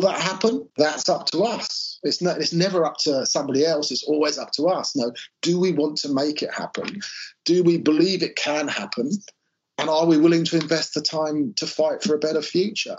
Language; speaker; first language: English; native; English